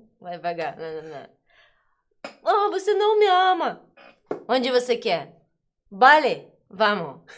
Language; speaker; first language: Portuguese; non-native, learner; Russian